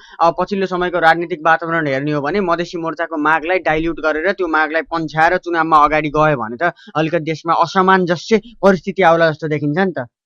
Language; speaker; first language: Nepali; native; Nepali